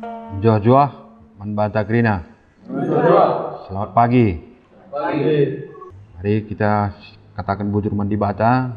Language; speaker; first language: Indonesian; non-native, local second language; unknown